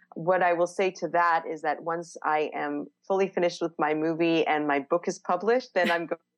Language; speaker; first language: English; non-native, fluent; Hebrew